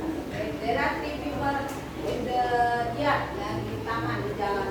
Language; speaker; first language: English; non-native, learner; Indonesian